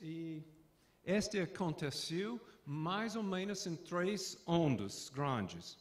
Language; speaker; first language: Portuguese; non-native, fluent; English